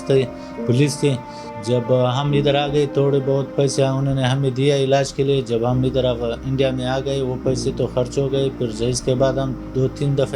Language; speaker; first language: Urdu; non-native, fluent; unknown